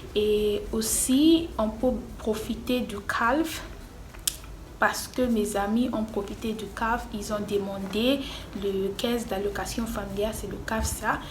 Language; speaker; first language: French; non-native, learner; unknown